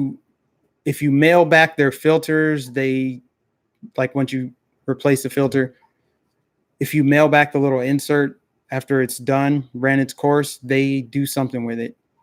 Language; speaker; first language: English; native; English